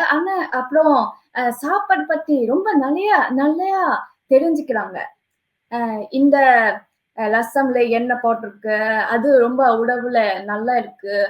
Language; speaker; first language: Tamil; non-native, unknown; Japanese